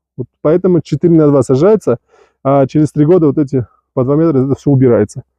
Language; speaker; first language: Russian; non-native, local second language; Uzbek